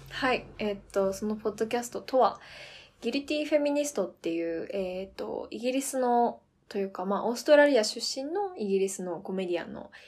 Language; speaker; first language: Japanese; early bilingual, heritage; Japanese